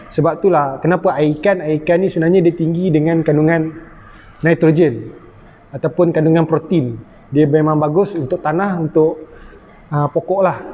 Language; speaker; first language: Malay; native; Malay